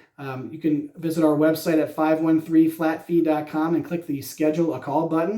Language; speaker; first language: English; native; English